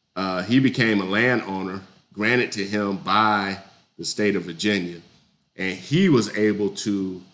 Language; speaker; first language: English; native; English